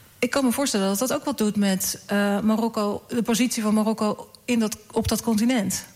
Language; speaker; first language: Dutch; native; Dutch